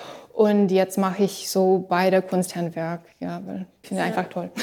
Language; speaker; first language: German; non-native, learner; English